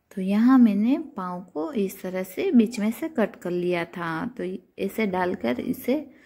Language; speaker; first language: Hindi; non-native, local second language; Gujarati